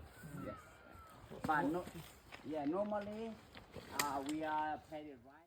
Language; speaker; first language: English; non-native, learner; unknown